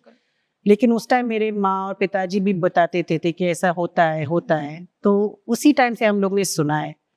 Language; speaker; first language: Hindi; non-native, local second language; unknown